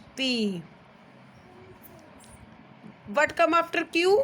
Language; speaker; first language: English; non-native, local second language; Hindi